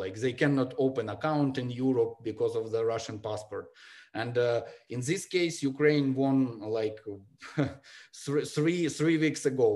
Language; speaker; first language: English; non-native, learner; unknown